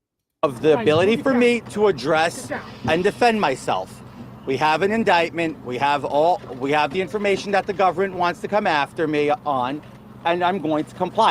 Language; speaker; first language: English; native; English